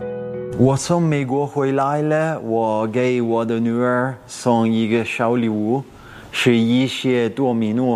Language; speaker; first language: Chinese; non-native, learner; Italian